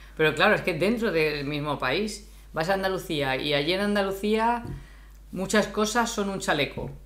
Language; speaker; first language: Spanish; native; Spanish